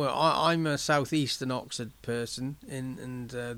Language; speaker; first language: English; native; English